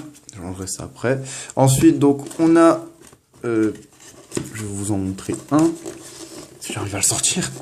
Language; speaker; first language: French; native; French